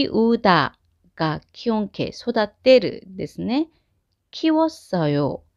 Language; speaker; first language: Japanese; non-native, fluent; Korean